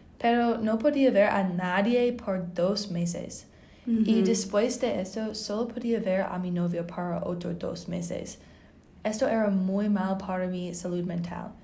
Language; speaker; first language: Spanish; non-native, learner; English